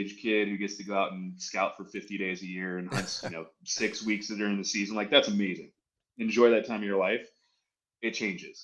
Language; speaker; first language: English; native; English